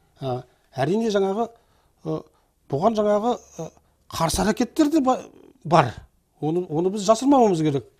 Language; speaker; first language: Kazakh; native; Kazakh